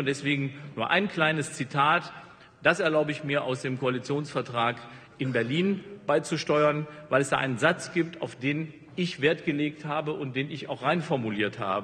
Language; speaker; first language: German; native; German